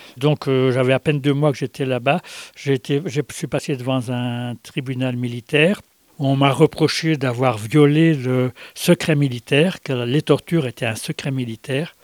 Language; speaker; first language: French; native; French